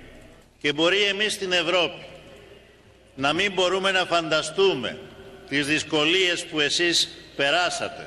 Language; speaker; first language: Greek; native; Greek